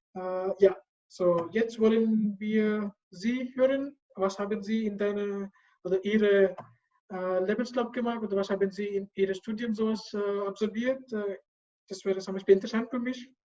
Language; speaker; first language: German; non-native, learner; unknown